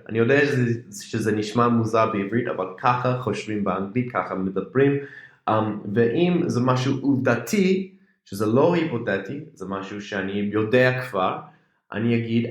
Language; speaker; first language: Hebrew; non-native, fluent; English